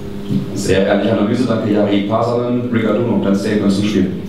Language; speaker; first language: German; native; German